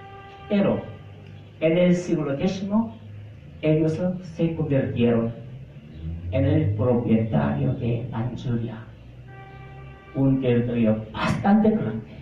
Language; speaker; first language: Spanish; non-native, fluent; Korean